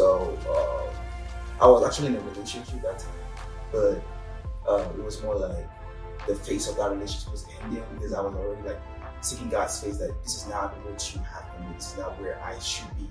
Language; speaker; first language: English; non-native, local second language; Yoruba